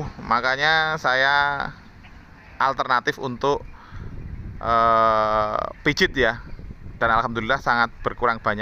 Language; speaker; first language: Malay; non-native, local second language; Javanese